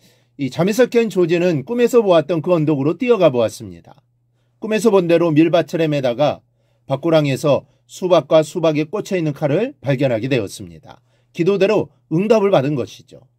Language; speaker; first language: Korean; native; Korean